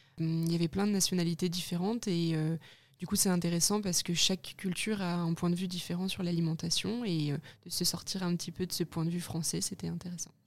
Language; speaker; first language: French; native; French